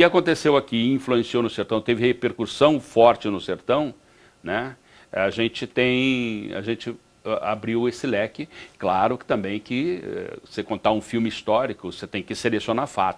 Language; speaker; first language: Portuguese; native; Portuguese